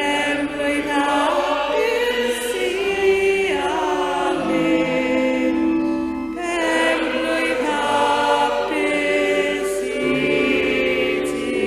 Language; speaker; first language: Welsh; native; Welsh